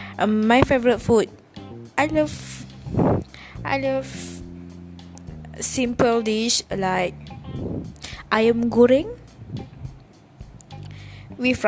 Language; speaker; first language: English; non-native, learner; Malay